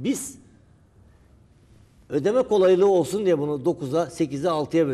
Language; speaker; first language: Turkish; native; Turkish